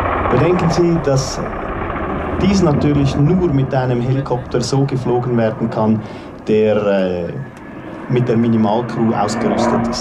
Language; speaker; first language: German; native; German